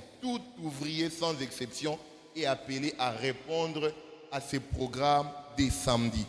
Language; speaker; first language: French; non-native, local second language; Lingala